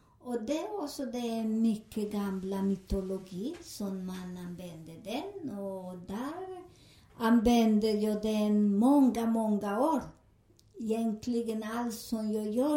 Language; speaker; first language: Swedish; non-native, learner; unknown